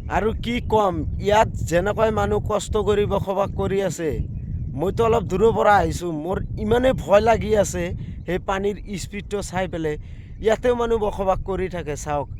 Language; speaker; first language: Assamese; non-native, local second language; Bangla